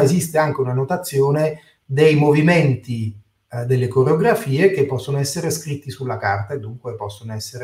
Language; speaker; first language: Italian; native; Italian